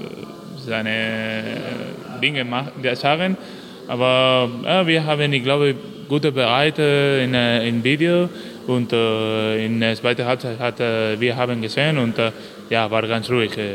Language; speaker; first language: German; non-native, learner; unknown